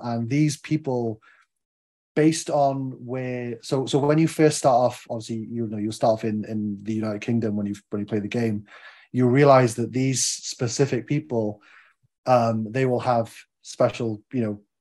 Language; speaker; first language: English; native; English